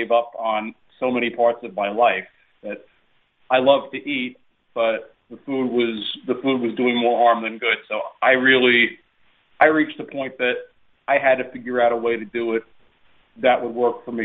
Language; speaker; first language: English; native; English